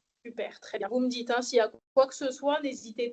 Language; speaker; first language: French; native; French